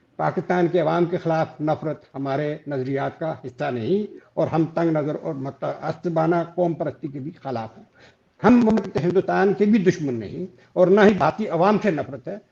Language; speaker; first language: Urdu; non-native, local second language; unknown